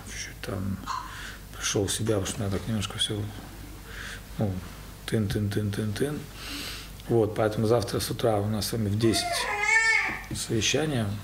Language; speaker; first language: Russian; native; Russian